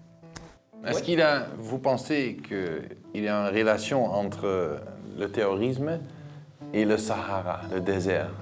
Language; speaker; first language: French; non-native, learner; Dutch